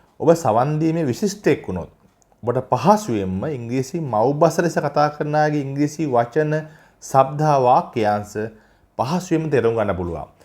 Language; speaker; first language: Sinhala; native; Sinhala